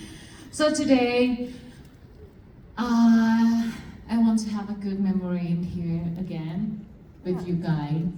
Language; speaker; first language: English; non-native, fluent; Thai